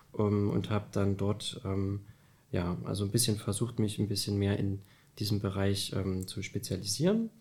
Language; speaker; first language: German; native; German